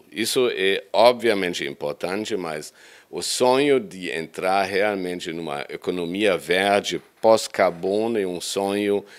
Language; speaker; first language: Portuguese; non-native, fluent; German